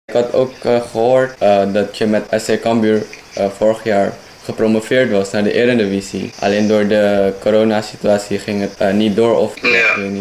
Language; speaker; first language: Dutch; non-native, fluent; Indonesian